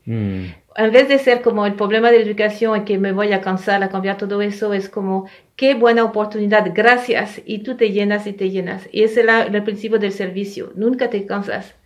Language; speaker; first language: Spanish; non-native, fluent; French